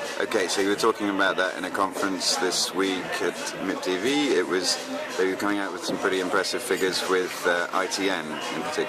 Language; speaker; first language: English; native; English